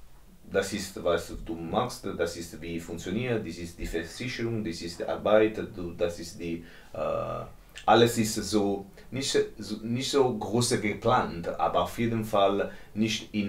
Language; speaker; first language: German; non-native, learner; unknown